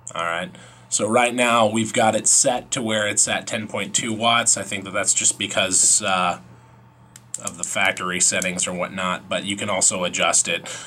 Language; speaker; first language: English; native; English